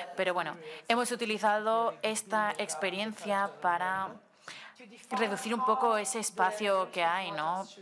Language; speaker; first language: Spanish; non-native, fluent; Slovenian